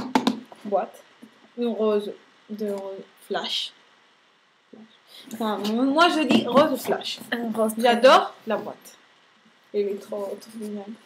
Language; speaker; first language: French; non-native, fluent; Spanish